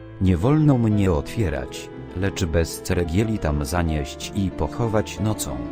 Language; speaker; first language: Polish; native; Polish